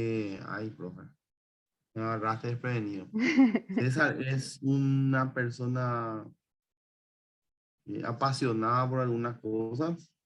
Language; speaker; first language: Spanish; native; Spanish